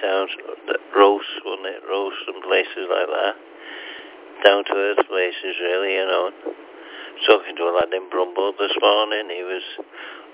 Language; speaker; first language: English; native; English